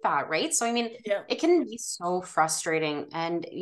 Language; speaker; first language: English; native; English